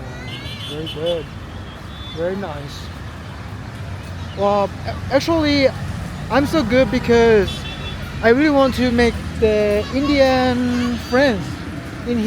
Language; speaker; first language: English; non-native, learner; Korean